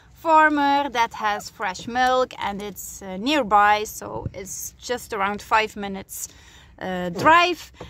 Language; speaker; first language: English; non-native, fluent; Dutch